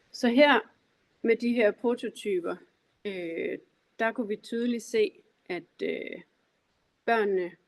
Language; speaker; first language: Danish; native; Danish